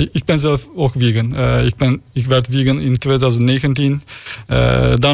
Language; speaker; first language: Dutch; non-native, learner; Turkish